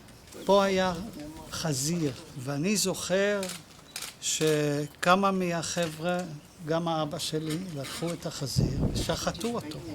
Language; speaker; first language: Hebrew; non-native, fluent; Dutch